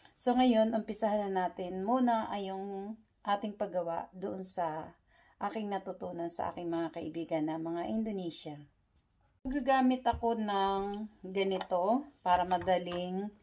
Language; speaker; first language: Filipino; native; Filipino